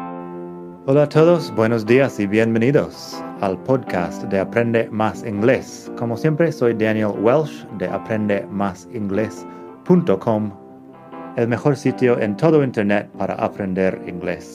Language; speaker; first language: Spanish; non-native, fluent; English